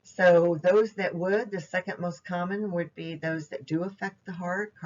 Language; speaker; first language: English; native; English